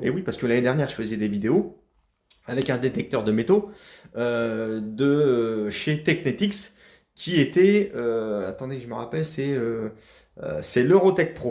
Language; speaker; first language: French; native; French